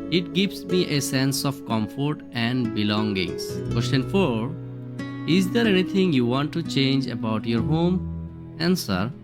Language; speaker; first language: English; non-native, local second language; Bangla